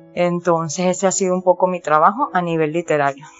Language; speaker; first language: Spanish; native; Spanish